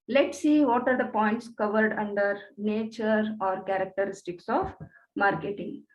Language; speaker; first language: English; non-native, local second language; Kannada